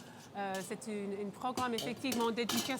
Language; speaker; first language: French; non-native, local second language; English